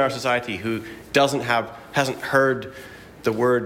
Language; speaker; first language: English; native; English